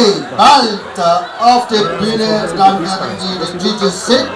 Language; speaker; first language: German; non-native, learner; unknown